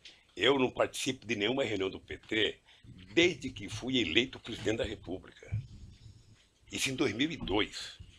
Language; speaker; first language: Portuguese; native; Portuguese